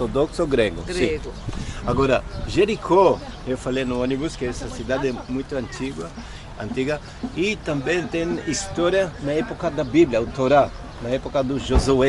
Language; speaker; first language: Portuguese; non-native, fluent; Hebrew